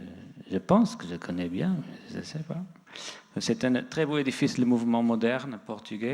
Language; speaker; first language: French; non-native, fluent; Portuguese